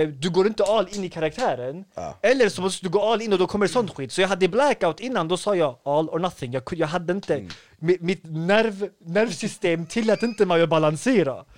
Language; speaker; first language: Swedish; early bilingual, other home language; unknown